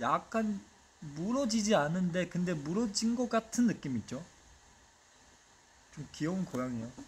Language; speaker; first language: Korean; non-native, fluent; Chinese